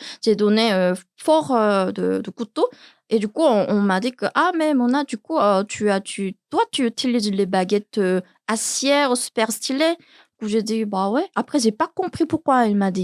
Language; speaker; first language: French; non-native, learner; Korean